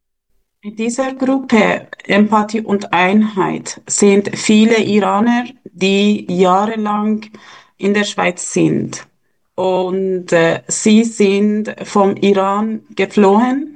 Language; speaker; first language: German; non-native, fluent; Persian